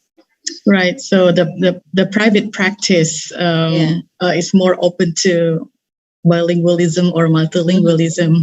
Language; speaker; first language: English; non-native, fluent; Indonesian